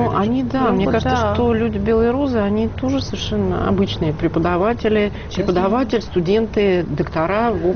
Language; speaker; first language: Russian; native; Russian